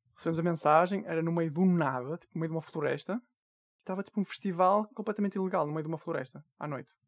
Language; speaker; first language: Portuguese; native; Portuguese